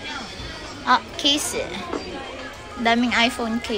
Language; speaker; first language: Japanese; early bilingual, other home language; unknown